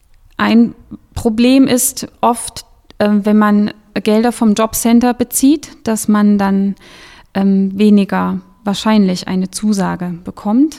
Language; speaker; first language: German; native; German